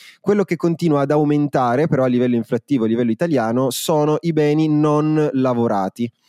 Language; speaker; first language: Italian; native; Italian